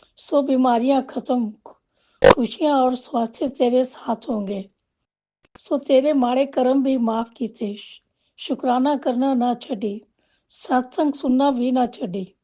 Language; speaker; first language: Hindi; non-native, local second language; Punjabi